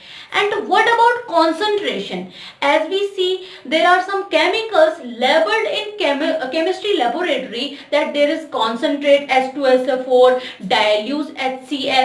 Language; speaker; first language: English; non-native, local second language; Hindi